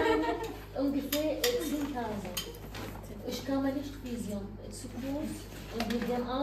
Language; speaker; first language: German; non-native, learner; Arabic